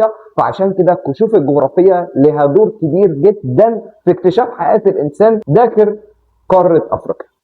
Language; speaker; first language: Arabic; native; Arabic